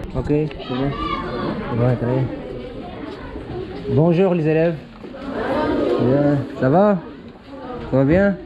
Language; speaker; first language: French; non-native, learner; Arabic